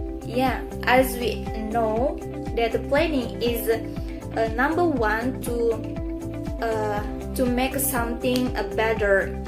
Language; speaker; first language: English; non-native, learner; Indonesian